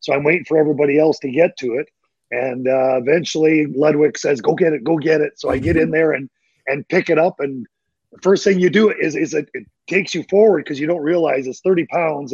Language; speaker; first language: English; native; English